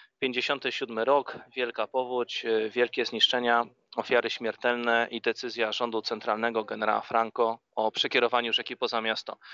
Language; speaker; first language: Polish; native; Polish